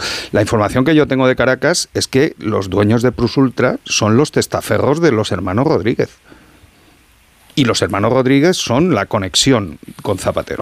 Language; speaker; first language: Spanish; native; Spanish